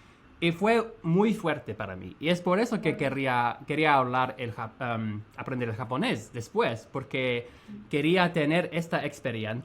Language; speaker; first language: Spanish; non-native, fluent; English